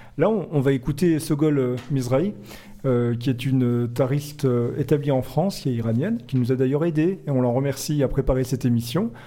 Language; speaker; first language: French; native; French